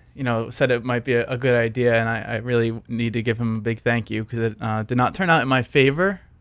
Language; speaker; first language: English; native; English